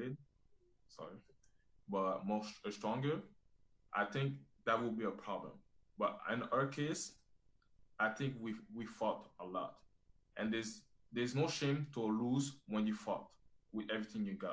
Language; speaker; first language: English; non-native, fluent; French